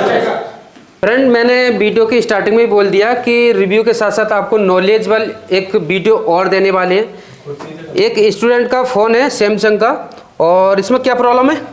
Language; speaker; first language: Hindi; native; Hindi